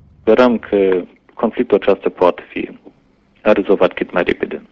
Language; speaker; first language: Romanian; non-native, learner; German